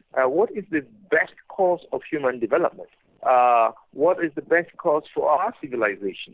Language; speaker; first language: English; non-native, local second language; Igbo